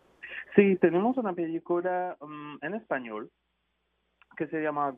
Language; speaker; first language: Spanish; non-native, fluent; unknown